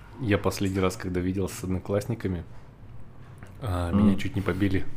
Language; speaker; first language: Russian; native; Russian